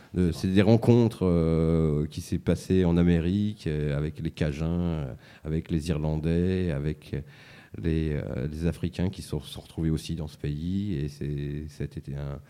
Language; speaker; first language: French; native; French